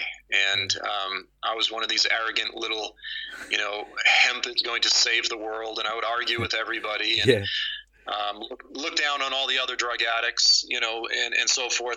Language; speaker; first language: English; native; English